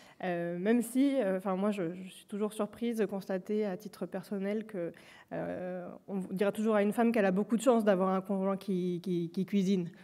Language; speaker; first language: French; native; French